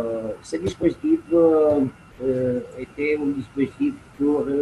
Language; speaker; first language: French; non-native, learner; Romanian